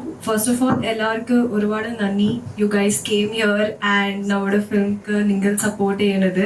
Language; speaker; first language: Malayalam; non-native, learner; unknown